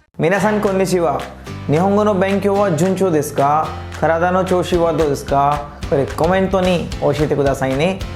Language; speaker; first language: Japanese; non-native, learner; Hindi